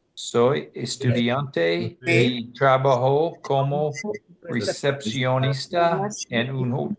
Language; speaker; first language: Spanish; non-native, learner; English